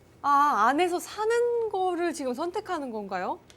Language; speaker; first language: Korean; native; Korean